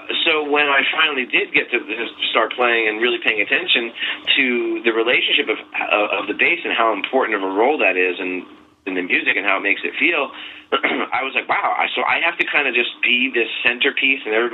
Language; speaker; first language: English; native; English